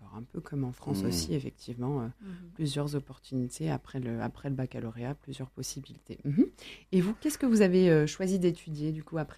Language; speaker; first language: French; native; French